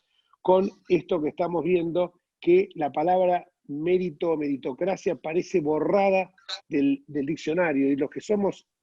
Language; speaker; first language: Spanish; native; Spanish